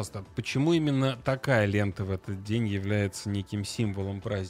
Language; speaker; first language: Russian; native; Russian